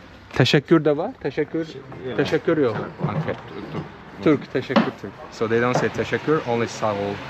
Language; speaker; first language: Turkish; non-native, fluent; Azerbaijani